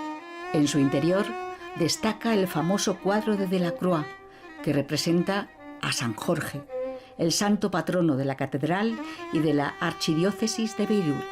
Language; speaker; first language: Spanish; native; Spanish